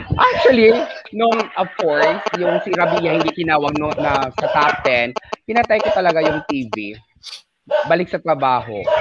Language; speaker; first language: Filipino; non-native, local second language; Hiligaynon